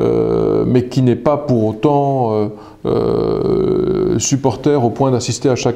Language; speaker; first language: French; native; French